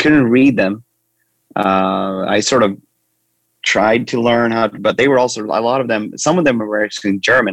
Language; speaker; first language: English; non-native, fluent; Swedish